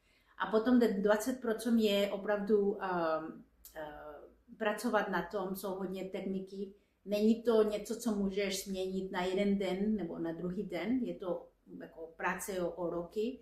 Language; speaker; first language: Czech; non-native, fluent; Spanish